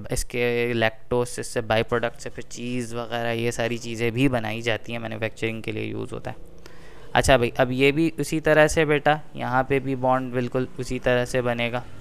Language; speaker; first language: Urdu; native; Urdu